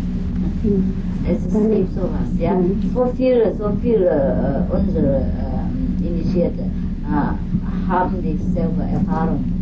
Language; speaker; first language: German; non-native, fluent; Vietnamese